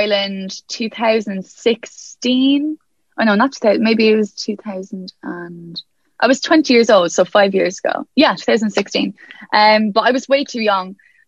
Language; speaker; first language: English; native; English